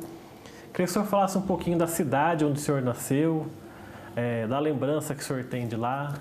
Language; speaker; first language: Portuguese; native; Portuguese